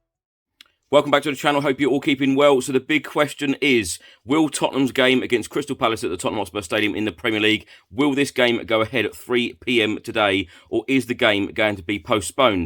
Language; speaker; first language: English; native; English